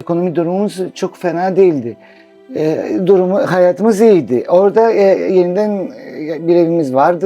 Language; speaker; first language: Turkish; non-native, local second language; Greek